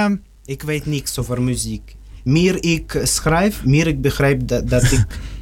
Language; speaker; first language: Dutch; non-native, learner; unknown